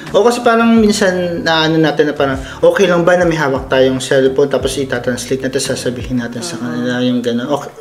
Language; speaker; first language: Filipino; native; Filipino